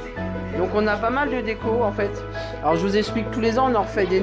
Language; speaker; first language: French; native; French